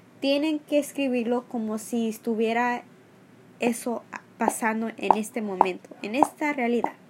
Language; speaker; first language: Spanish; early bilingual, heritage; Spanish